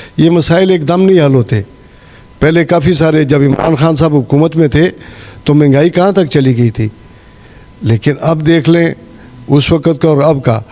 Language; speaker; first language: Urdu; non-native, local second language; Pashto